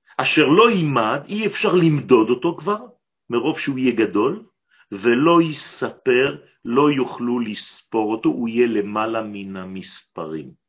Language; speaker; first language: Hebrew; non-native, fluent; French